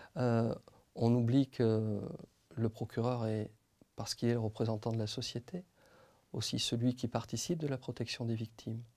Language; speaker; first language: French; native; French